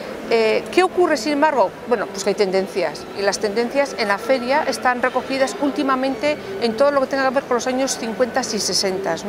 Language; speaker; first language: Spanish; native; Spanish